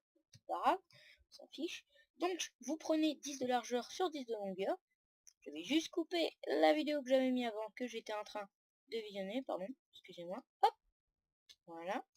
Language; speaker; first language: French; native; French